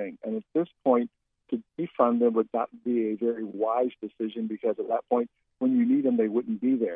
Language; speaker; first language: English; native; English